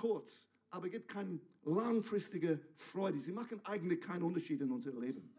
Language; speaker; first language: German; non-native, fluent; English